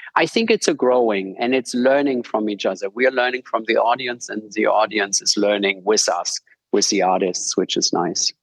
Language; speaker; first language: English; non-native, fluent; German